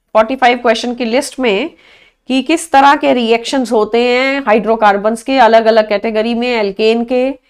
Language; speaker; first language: Hindi; native; Hindi